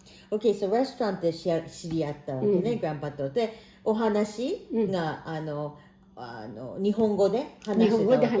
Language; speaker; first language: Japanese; early bilingual, heritage; Japanese